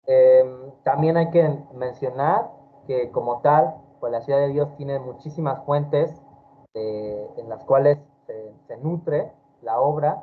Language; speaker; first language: Spanish; native; Spanish